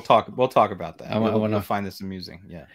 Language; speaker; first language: English; native; English